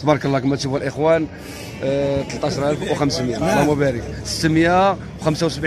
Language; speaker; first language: Arabic; native; Arabic